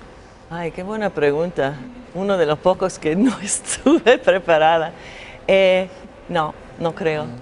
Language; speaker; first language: Spanish; non-native, fluent; English